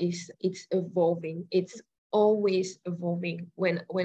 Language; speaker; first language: English; non-native, local second language; French